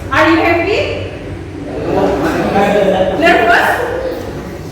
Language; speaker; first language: English; non-native, learner; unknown